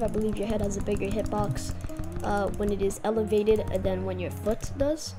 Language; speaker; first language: English; native; English